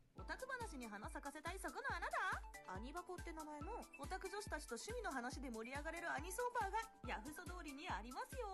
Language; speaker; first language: Japanese; native; Japanese